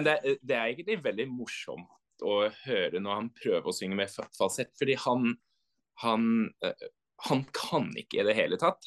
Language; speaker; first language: Norwegian; non-native, fluent; English